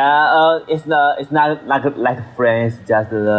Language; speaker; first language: English; non-native, learner; Chinese